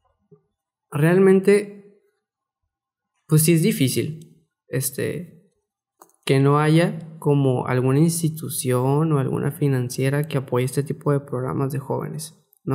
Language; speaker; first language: Spanish; native; Spanish